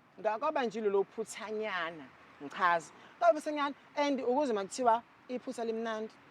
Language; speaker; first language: Zulu; non-native, local second language; Xhosa